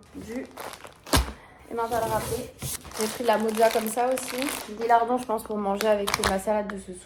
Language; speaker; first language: French; native; French